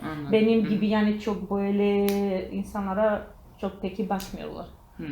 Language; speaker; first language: Turkish; non-native, learner; Georgian